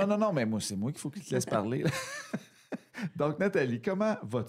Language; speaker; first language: French; native; French